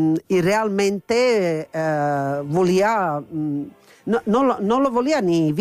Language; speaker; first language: Catalan; non-native, fluent; Croatian